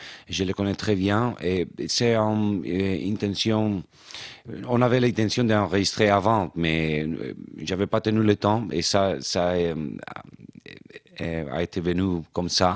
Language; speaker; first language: French; non-native, fluent; Spanish